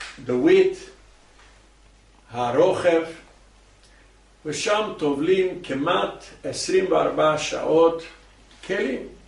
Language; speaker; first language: Hebrew; non-native, fluent; English